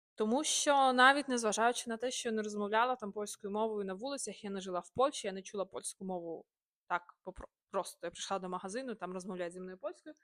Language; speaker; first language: Ukrainian; native; Ukrainian